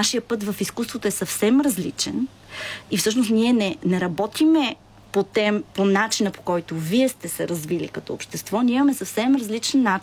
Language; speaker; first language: Bulgarian; native; Bulgarian